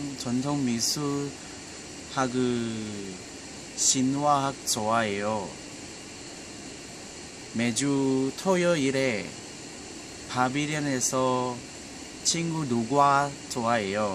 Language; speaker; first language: Korean; non-native, learner; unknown